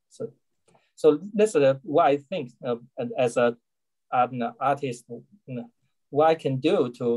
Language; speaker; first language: English; non-native, learner; Chinese